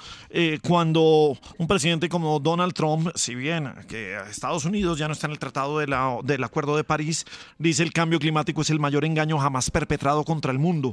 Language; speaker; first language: Spanish; native; Spanish